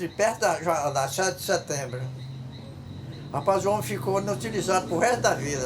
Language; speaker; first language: Portuguese; native; Portuguese